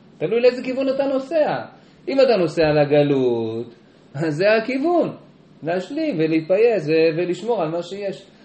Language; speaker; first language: Hebrew; native; Hebrew